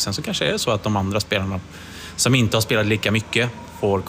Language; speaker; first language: Swedish; native; Swedish